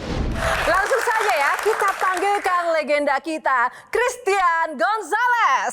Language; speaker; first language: Indonesian; native; Indonesian